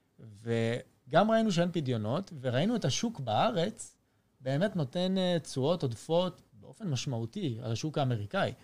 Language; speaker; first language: Hebrew; early bilingual, other home language; French